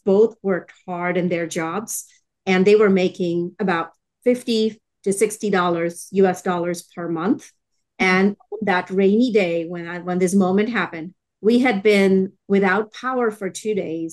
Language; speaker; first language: English; non-native, local second language; Tamil